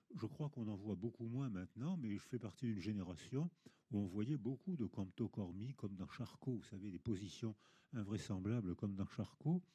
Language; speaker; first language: French; native; French